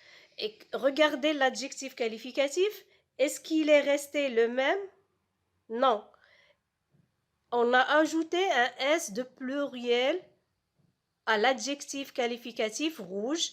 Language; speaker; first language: French; non-native, local second language; Arabic